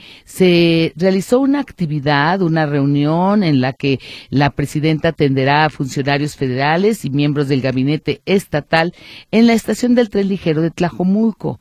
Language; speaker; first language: Spanish; native; Spanish